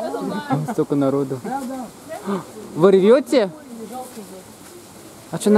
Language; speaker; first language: Russian; native; Russian